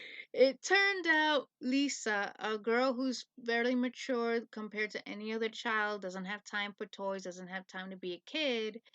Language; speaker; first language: English; native; English